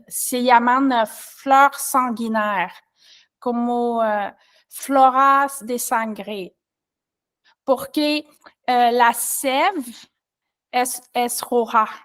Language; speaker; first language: Spanish; non-native, learner; French